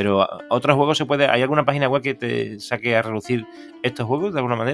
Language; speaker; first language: Spanish; native; Spanish